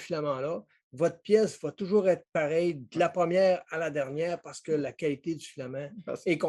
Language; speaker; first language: French; native; French